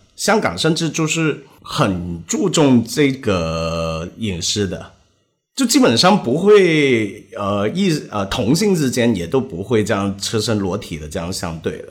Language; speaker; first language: Chinese; non-native, local second language; Cantonese